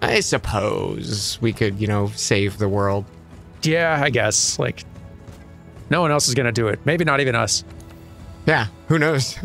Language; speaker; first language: English; native; English